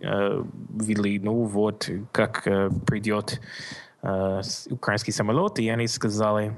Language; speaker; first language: Russian; non-native, learner; English